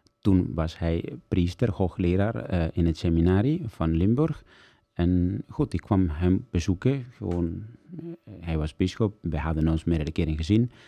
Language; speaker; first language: Dutch; non-native, fluent; Italian